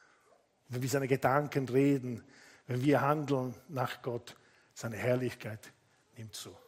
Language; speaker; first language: German; non-native, fluent; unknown